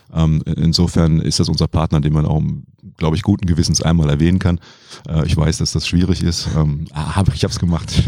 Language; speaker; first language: German; native; German